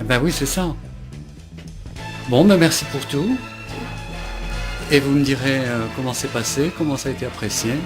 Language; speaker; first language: French; native; French